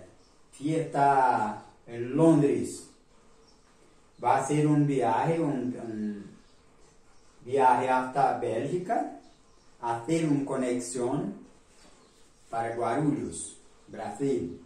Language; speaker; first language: Spanish; non-native, learner; Portuguese